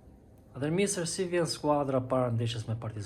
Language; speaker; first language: Albanian; native; Albanian